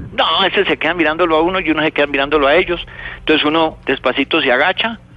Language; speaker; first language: Spanish; native; Spanish